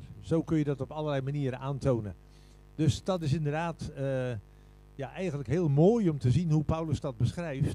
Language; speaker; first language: Dutch; native; Dutch